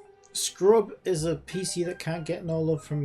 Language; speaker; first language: English; native; English